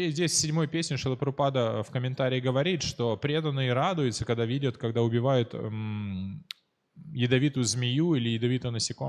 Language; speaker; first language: Russian; native; Russian